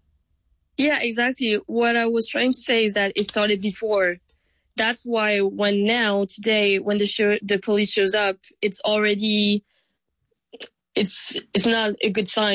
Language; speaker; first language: English; non-native, fluent; French